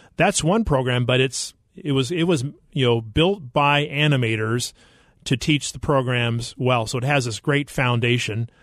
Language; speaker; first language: English; native; English